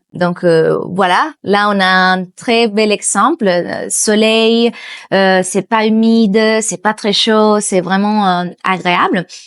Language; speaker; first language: French; non-native, fluent; Spanish